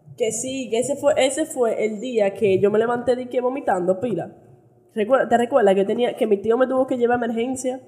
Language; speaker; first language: Spanish; early bilingual, heritage; Spanish